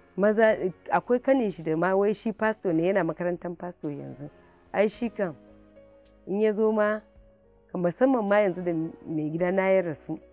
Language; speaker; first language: Hausa; non-native, local second language; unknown